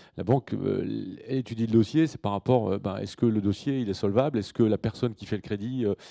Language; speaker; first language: French; native; French